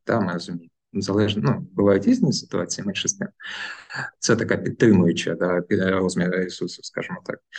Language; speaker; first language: Ukrainian; non-native, local second language; Russian